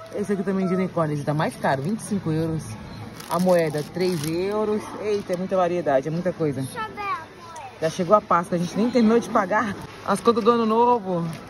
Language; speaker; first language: Portuguese; native; Portuguese